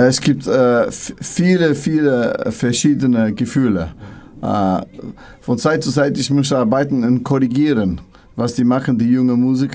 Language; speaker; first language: German; non-native, learner; English